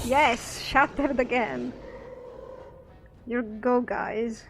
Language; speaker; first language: English; non-native, fluent; Italian